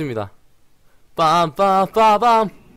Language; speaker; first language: Korean; native; Korean